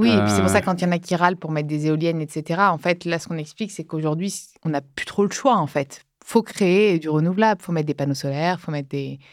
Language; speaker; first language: French; native; French